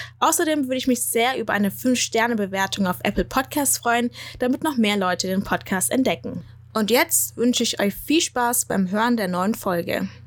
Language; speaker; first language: German; early bilingual, other home language; Ewe